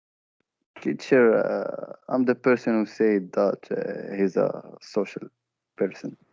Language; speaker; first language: English; non-native, learner; Arabic